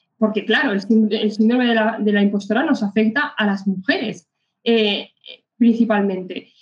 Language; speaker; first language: Spanish; early bilingual, other home language; Arabic